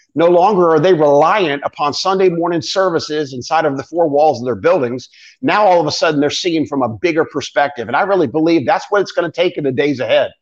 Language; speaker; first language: English; native; English